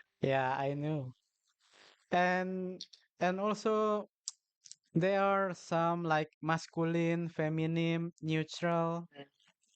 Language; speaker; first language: English; non-native, learner; Indonesian